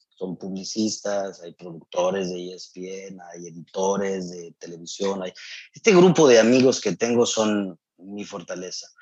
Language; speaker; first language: Spanish; native; Spanish